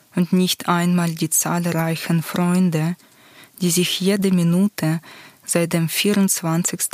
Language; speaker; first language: German; non-native, fluent; Ukrainian